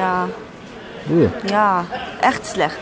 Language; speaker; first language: Dutch; non-native, learner; Arabic